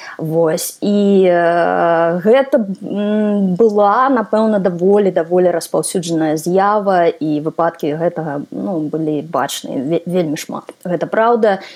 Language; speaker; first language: Belarusian; non-native, local second language; Russian